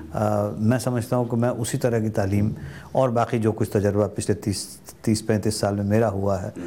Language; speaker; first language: Hindi; native; Hindi